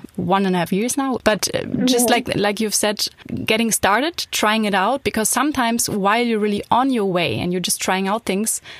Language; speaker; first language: English; non-native, fluent; German